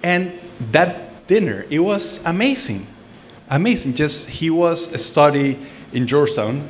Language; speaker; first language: English; non-native, fluent; Spanish